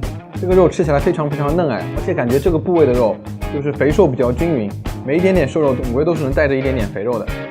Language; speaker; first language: Chinese; native; Chinese